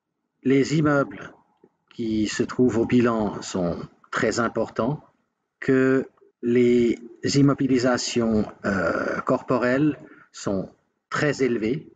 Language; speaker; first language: French; native; French